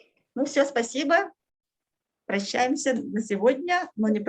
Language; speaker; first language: Russian; native; Russian